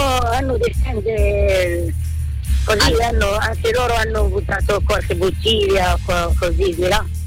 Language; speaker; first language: Italian; non-native, learner; Arabic